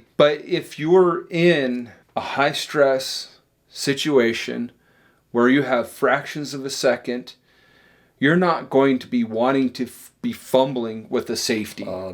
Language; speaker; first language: English; native; English